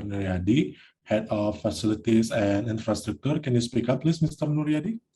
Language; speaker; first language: English; non-native, learner; Indonesian